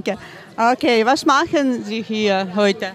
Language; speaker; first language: German; non-native, learner; Ukrainian